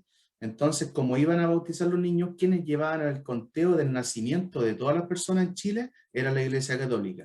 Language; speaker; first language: Spanish; native; Spanish